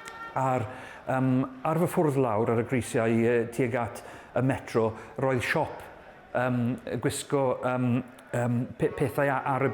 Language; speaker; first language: Welsh; non-native, learner; English